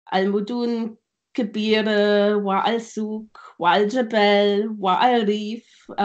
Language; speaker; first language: Arabic; non-native, learner; German